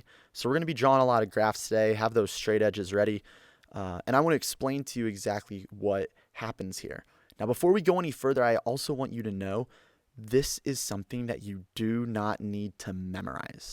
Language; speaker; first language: English; native; English